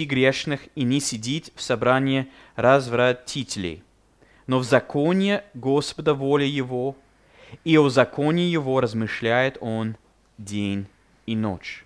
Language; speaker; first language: Russian; non-native, fluent; English